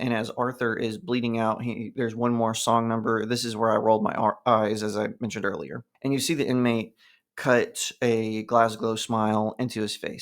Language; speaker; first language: English; native; English